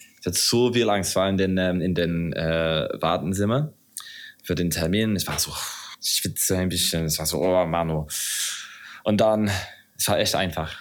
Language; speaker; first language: German; non-native, learner; English